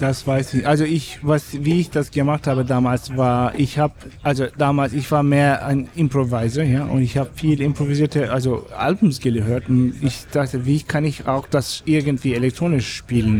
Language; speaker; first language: German; non-native, fluent; Turkish